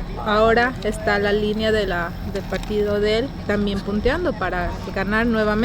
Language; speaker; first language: Spanish; native; Spanish